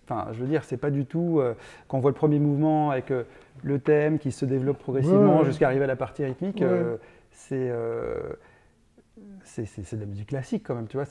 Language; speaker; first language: French; native; French